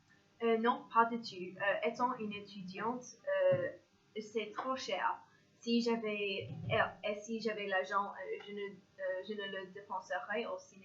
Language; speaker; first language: French; non-native, learner; English